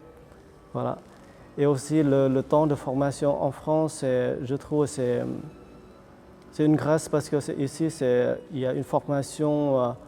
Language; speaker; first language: French; non-native, fluent; Vietnamese